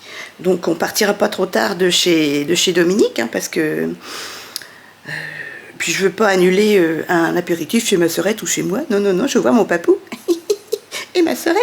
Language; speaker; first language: French; native; French